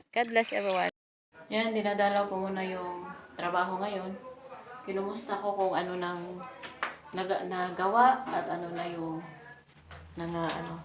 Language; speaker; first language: Filipino; native; Filipino